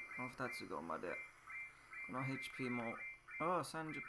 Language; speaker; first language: Japanese; non-native, learner; English